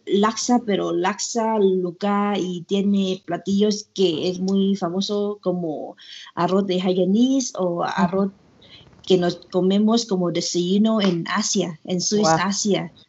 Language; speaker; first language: Spanish; non-native, learner; Thai